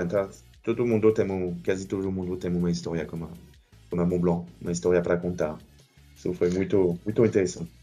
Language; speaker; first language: Portuguese; non-native, fluent; French